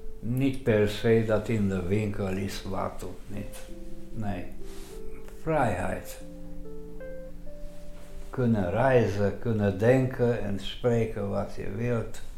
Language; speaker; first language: Dutch; non-native, fluent; Romanian